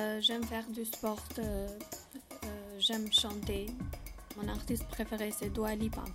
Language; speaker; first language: French; non-native, learner; Albanian